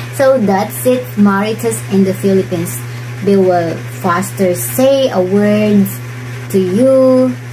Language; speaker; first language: English; non-native, local second language; Cebuano